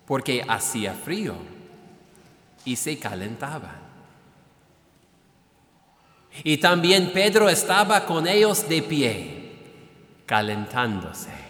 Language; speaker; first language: Spanish; non-native, fluent; English